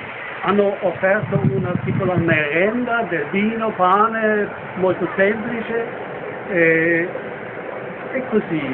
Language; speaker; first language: Italian; non-native, fluent; German